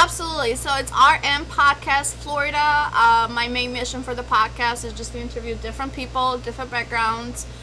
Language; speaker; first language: English; non-native, fluent; Albanian